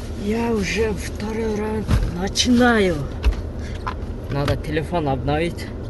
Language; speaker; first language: Russian; non-native, learner; Kyrgyz